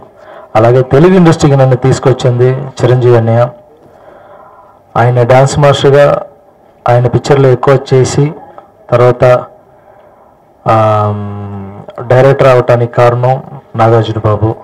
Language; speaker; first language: Telugu; non-native, local second language; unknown